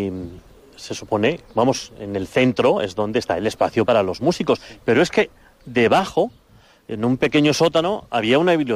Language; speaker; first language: Spanish; native; Spanish